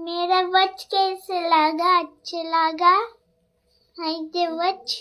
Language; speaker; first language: Hindi; non-native, local second language; Bangla